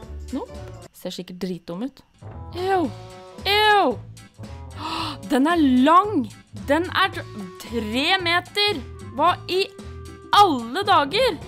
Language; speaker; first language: Norwegian; native; Norwegian